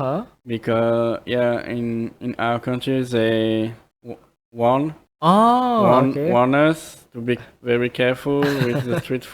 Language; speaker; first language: English; non-native, fluent; French